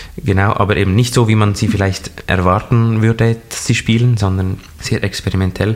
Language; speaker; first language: German; native; German